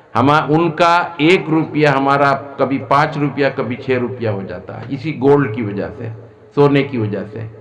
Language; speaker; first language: Urdu; non-native, local second language; Assamese